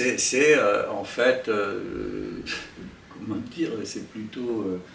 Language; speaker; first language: French; native; French